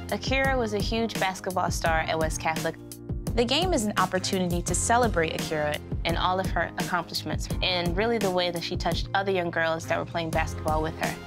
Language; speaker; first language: English; native; English